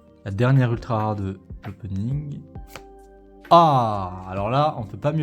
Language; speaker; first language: French; native; French